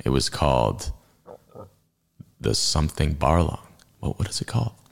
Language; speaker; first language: English; early bilingual, other home language; Hungarian